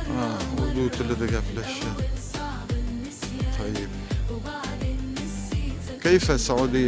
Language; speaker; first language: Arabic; non-native, learner; Uzbek